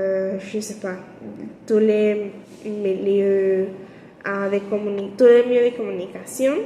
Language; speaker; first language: French; non-native, learner; Spanish